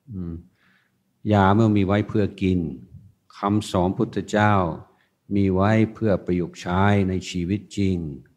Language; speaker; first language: Thai; non-native, fluent; English